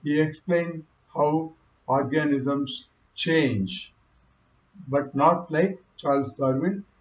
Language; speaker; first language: English; non-native, local second language; Kannada